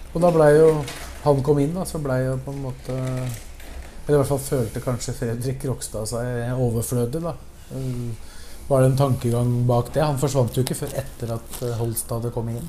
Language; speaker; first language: Norwegian; native; Norwegian